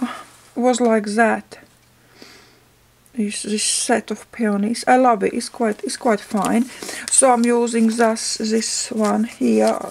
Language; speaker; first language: English; non-native, fluent; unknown